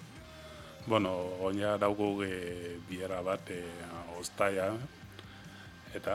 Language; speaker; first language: Basque; non-native, learner; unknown